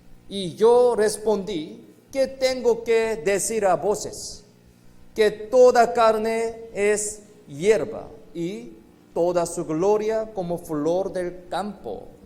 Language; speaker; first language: Spanish; non-native, fluent; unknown